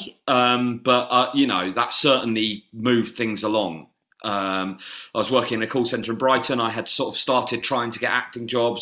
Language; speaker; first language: English; native; English